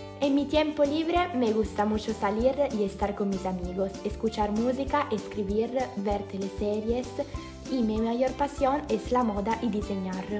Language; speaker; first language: Spanish; non-native, learner; Italian